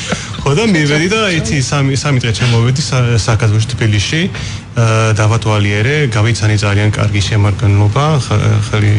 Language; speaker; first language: Georgian; non-native, fluent; English